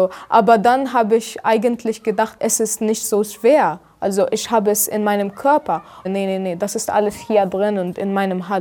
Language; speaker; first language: German; non-native, fluent; Arabic